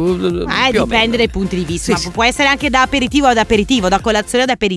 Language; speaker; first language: Italian; native; Italian